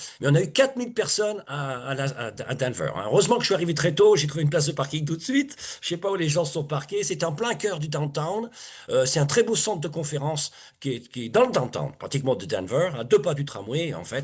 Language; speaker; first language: French; native; French